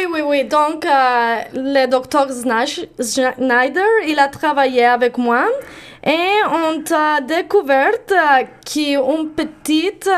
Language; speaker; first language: French; non-native, learner; Spanish